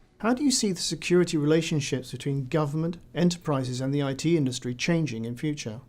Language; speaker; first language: English; native; English